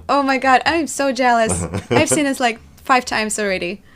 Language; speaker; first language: English; non-native, fluent; Russian